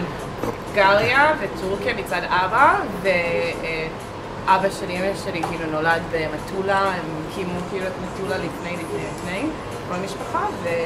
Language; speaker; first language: Hebrew; early bilingual, heritage; English